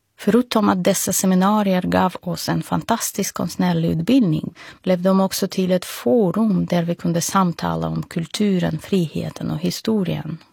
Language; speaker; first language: Swedish; non-native, fluent; Russian